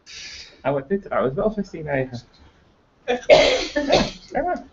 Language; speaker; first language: Dutch; native; Dutch